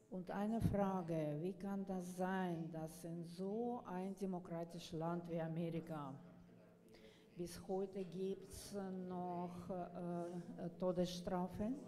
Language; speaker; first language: German; non-native, fluent; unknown